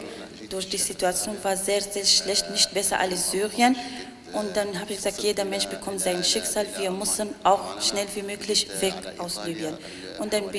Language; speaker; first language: German; non-native, learner; Arabic